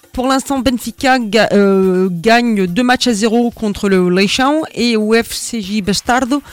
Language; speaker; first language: Portuguese; early bilingual, heritage; Portuguese